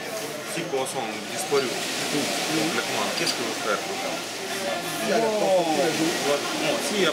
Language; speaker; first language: French; non-native, learner; Russian